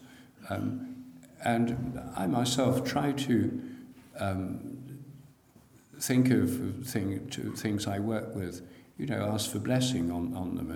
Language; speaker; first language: English; native; English